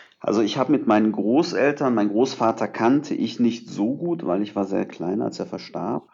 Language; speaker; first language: German; early bilingual, other home language; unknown